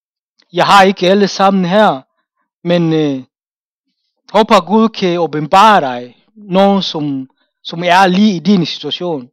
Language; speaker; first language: Danish; non-native, fluent; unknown